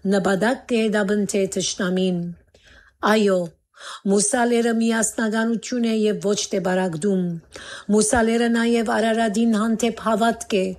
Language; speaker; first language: Armenian; native; Armenian